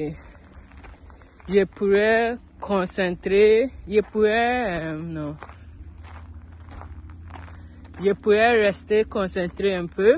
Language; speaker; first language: French; non-native, learner; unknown